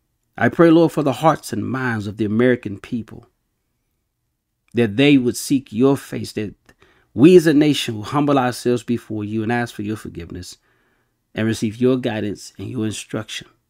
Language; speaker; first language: English; native; English